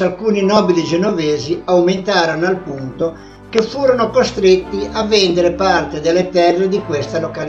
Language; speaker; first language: Italian; native; Italian